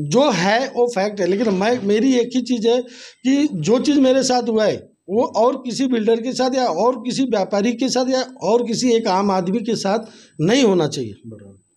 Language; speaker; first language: Hindi; native; Hindi